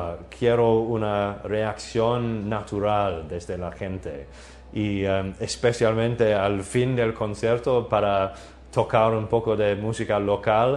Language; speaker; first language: Spanish; non-native, learner; English